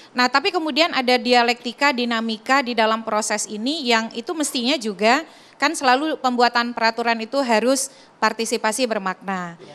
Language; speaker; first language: Indonesian; native; Indonesian